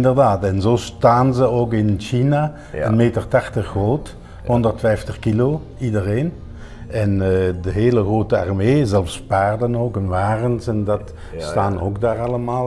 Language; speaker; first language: Dutch; non-native, local second language; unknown